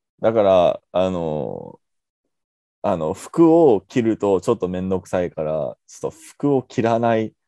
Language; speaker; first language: Japanese; non-native, fluent; English